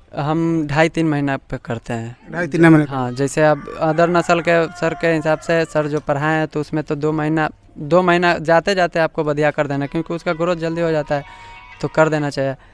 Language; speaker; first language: Hindi; native; Hindi